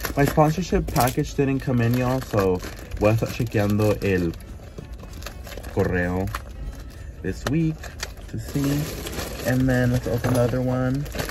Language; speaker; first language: English; early bilingual, other home language; Spanish